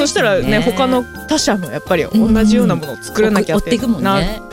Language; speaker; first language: Japanese; native; Japanese